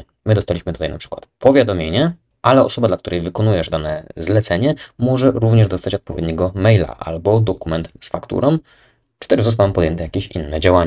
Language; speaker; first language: Polish; native; Polish